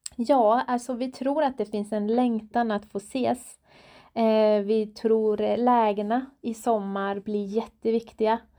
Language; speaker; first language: Swedish; non-native, fluent; Persian